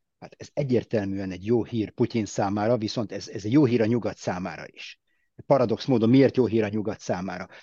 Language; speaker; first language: Hungarian; early bilingual, heritage; Hungarian